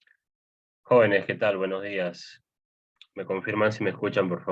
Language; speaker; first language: Spanish; native; Spanish